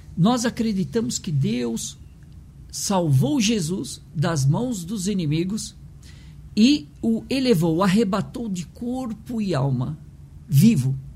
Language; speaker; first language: Portuguese; early bilingual, other home language; Arabic